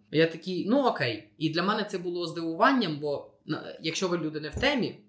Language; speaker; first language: Ukrainian; non-native, local second language; Russian